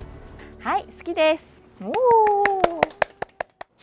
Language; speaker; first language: Japanese; non-native, fluent; Korean